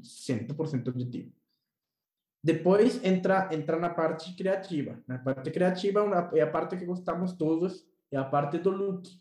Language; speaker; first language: Portuguese; non-native, learner; Spanish